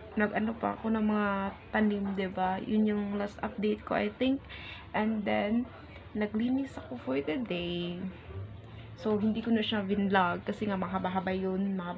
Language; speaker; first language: Filipino; non-native, local second language; Cebuano